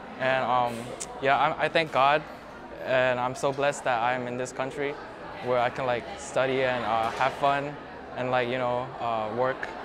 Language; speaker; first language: English; early bilingual, other home language; Kachin